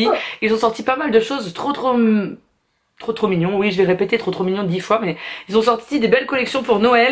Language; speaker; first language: French; native; French